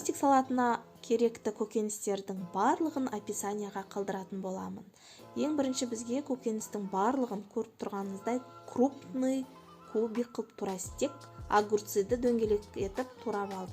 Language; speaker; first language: Kazakh; native; Kazakh